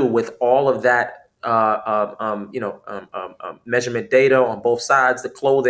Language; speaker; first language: English; native; English